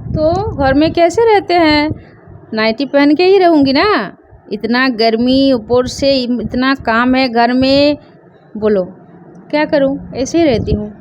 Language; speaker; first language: Hindi; non-native, local second language; Bangla